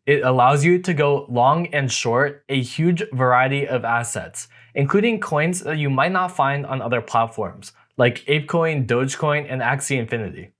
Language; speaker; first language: English; native; English